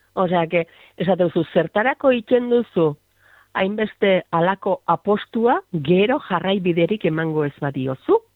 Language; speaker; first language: Basque; native; Basque